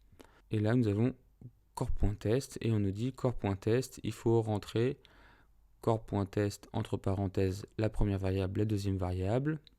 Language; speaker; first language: French; native; French